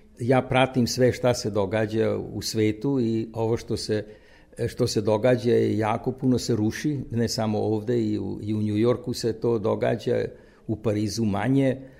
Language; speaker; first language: Serbian; native; Serbian